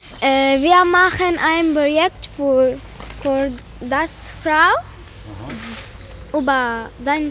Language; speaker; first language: German; non-native, learner; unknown